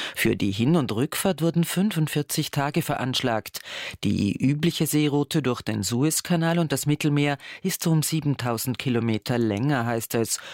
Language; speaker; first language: German; native; German